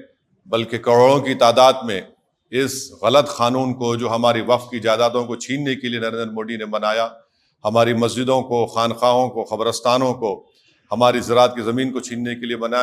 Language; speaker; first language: Hindi; native; Hindi